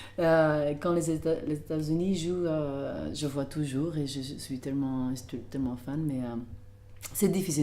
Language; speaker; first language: French; non-native, local second language; Dutch